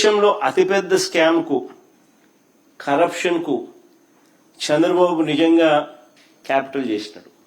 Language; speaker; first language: Telugu; native; Telugu